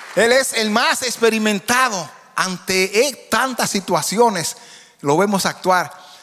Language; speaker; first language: Spanish; native; Spanish